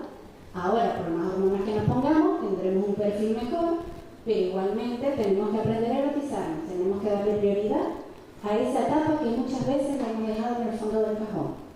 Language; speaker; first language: Spanish; native; Spanish